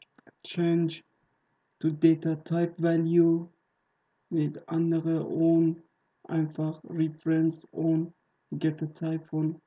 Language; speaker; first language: German; non-native, learner; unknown